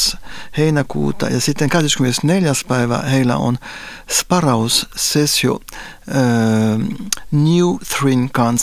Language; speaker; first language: Finnish; non-native, fluent; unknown